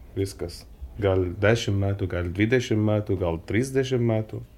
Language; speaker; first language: Lithuanian; non-native, learner; Arabic